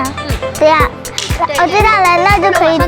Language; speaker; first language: Chinese; early bilingual, heritage; English